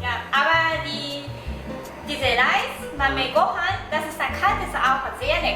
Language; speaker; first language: German; non-native, learner; Japanese